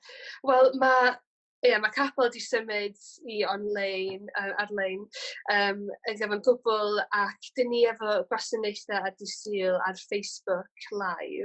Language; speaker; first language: Welsh; native; Welsh